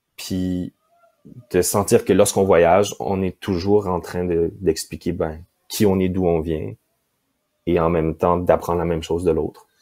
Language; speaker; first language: French; native; French